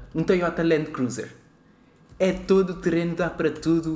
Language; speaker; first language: Portuguese; non-native, local second language; Kabuverdianu